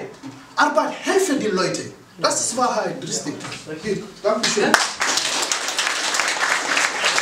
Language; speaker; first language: German; non-native, learner; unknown